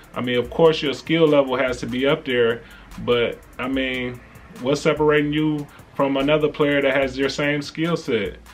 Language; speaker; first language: English; native; English